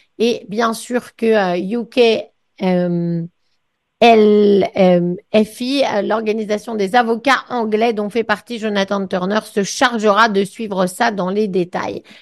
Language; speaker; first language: French; native; French